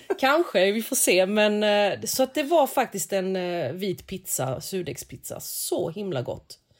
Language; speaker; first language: Swedish; native; Swedish